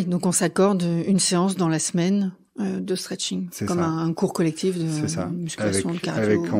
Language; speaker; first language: French; native; French